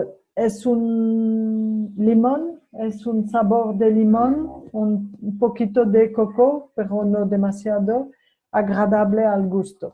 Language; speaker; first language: Spanish; non-native, fluent; French